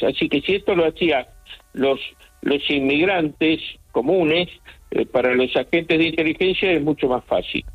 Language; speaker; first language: Spanish; native; Spanish